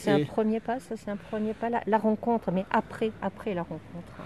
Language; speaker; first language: French; native; French